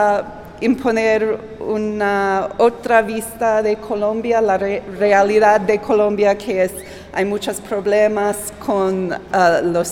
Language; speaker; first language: Spanish; non-native, fluent; English